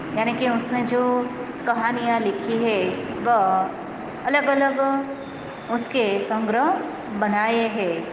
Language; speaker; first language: Hindi; non-native, local second language; Gujarati